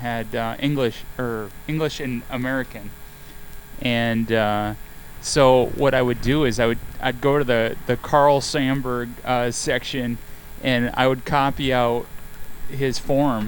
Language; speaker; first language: English; native; English